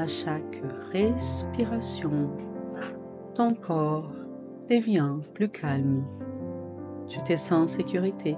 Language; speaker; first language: French; non-native, fluent; Portuguese